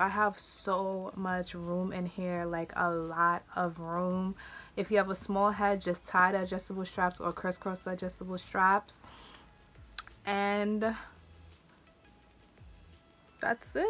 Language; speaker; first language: English; native; English